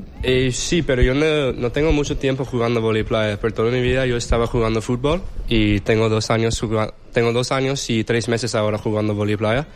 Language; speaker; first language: Spanish; non-native, fluent; English